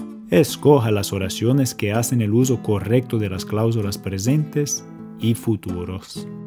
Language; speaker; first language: Spanish; non-native, fluent; English